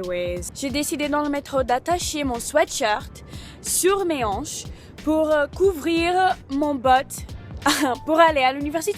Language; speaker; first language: French; non-native, fluent; English